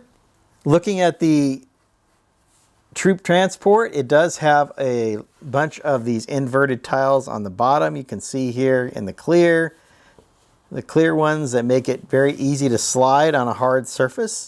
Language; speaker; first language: English; native; English